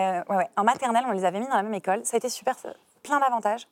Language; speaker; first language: French; native; French